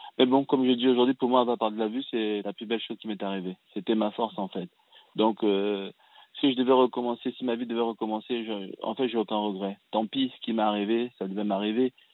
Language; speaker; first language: French; early bilingual, other home language; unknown